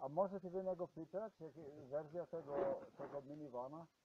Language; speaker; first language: Polish; non-native, learner; Slovenian